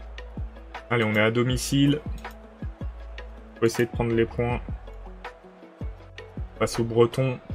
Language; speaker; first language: French; native; French